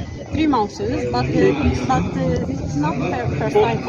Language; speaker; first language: English; non-native, learner; Arabic